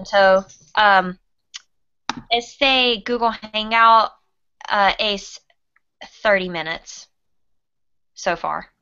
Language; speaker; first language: Spanish; non-native, learner; English